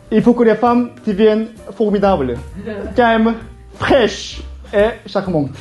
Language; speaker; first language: French; non-native, learner; Korean